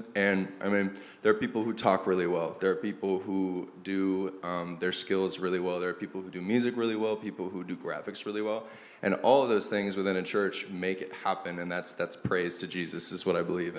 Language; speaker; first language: English; native; English